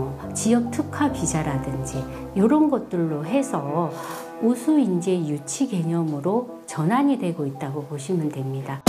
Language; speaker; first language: Korean; native; Korean